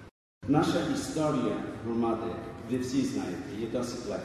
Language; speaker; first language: Ukrainian; early bilingual, other home language; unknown